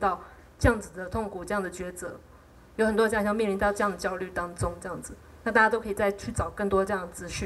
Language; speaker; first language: Chinese; native; Chinese